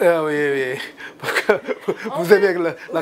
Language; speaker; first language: French; non-native, learner; Korean